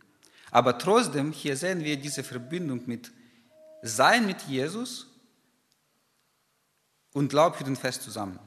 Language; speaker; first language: German; non-native, fluent; Ukrainian